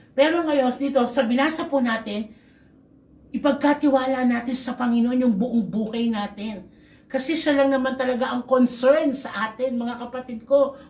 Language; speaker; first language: Filipino; native; Filipino